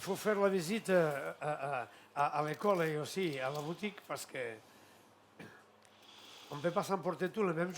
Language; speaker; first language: French; non-native, learner; Catalan